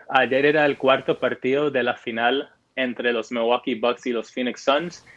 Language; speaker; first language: Spanish; early bilingual, heritage; Spanish